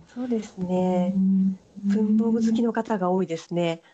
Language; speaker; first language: Japanese; native; Japanese